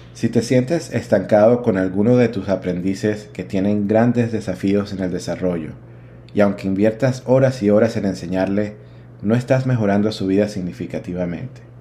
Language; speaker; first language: Spanish; native; Spanish